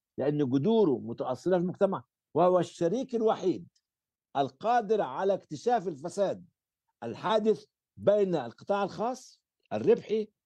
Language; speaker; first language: Arabic; native; Arabic